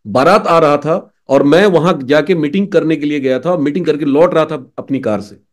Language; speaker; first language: Hindi; native; Hindi